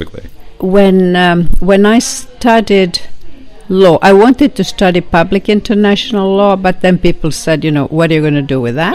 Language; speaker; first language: English; non-native, fluent; Swedish